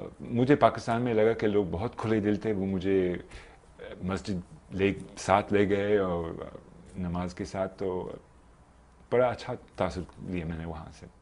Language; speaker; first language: Urdu; non-native, fluent; English